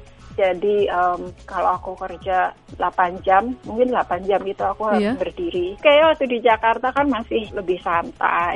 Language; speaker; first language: Indonesian; native; Indonesian